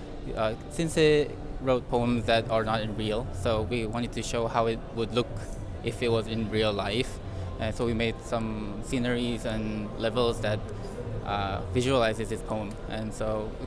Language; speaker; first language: English; non-native, fluent; Korean